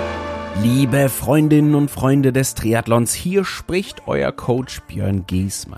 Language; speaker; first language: German; native; German